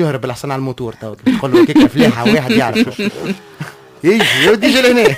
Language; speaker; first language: Arabic; native; Arabic